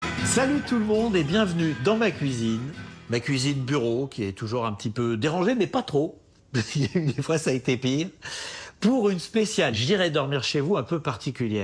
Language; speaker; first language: French; native; French